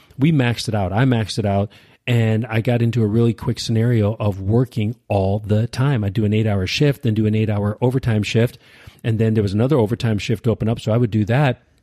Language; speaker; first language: English; early bilingual, other home language; Urdu